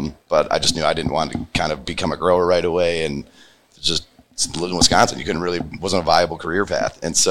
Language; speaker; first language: English; native; English